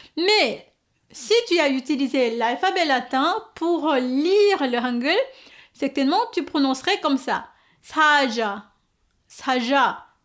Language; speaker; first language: French; non-native, fluent; Korean